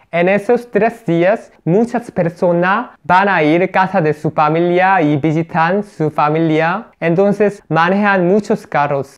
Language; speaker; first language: Spanish; non-native, learner; Korean